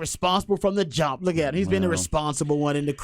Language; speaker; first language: English; native; English